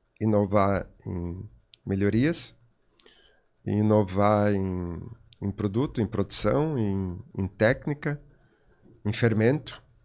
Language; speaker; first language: Portuguese; non-native, local second language; German